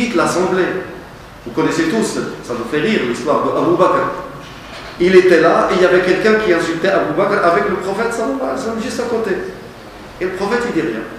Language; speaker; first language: French; non-native, local second language; Arabic